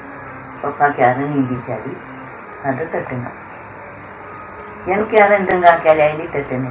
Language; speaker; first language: Malayalam; non-native, local second language; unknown